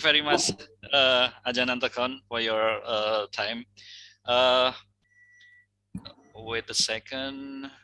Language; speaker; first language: English; non-native, fluent; Indonesian